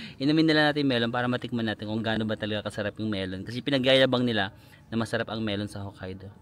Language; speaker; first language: Filipino; native; Filipino